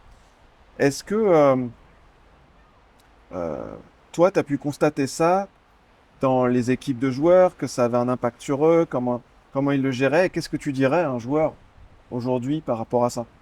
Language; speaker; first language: French; native; French